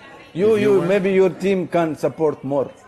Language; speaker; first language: English; non-native, learner; Arabic